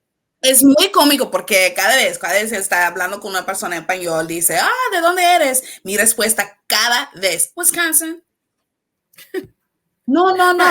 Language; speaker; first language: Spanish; non-native, fluent; English